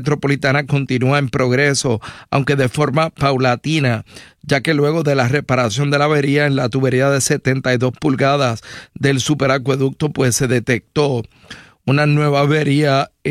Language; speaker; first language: Spanish; native; Spanish